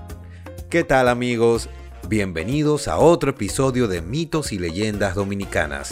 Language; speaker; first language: Spanish; native; Spanish